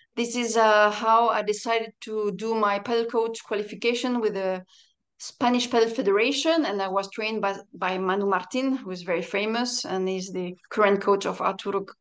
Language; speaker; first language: English; non-native, fluent; French